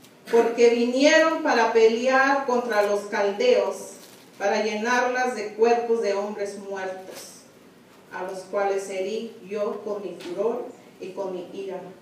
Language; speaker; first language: Spanish; early bilingual, heritage; Spanish